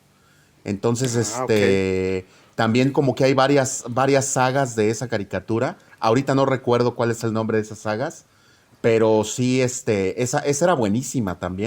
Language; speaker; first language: Spanish; native; Spanish